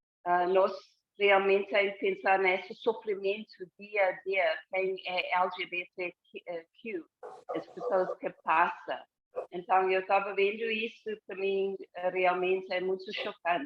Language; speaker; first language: Portuguese; non-native, fluent; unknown